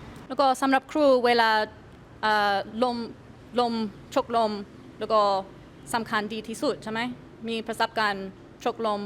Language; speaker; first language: Thai; non-native, learner; English